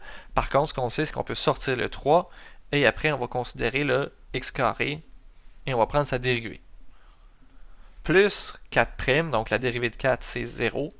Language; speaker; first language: French; native; French